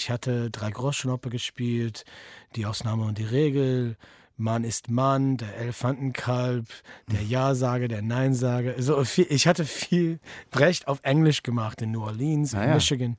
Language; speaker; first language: German; non-native, fluent; English